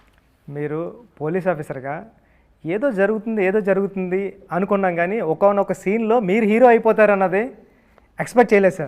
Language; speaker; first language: Telugu; native; Telugu